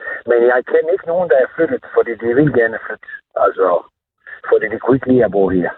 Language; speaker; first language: Danish; non-native, fluent; Serbian